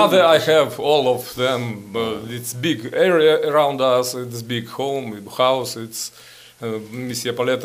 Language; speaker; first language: English; non-native, learner; Ukrainian